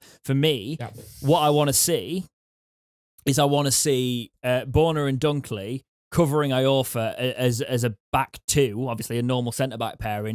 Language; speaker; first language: English; native; English